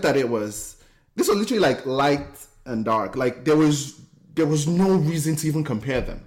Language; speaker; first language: English; non-native, local second language; Yoruba